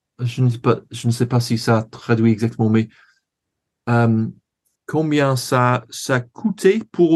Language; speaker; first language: French; non-native, learner; English